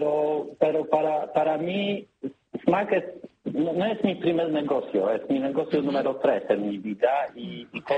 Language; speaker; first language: Spanish; non-native, learner; Polish